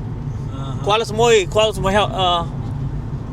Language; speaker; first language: Spanish; non-native, learner; Pashto